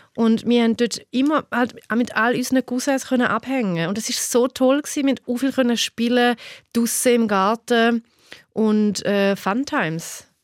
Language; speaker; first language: German; early bilingual, other home language; Albanian